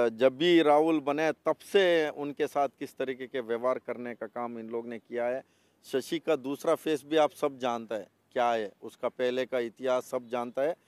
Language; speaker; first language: Hindi; non-native, local second language; Kannada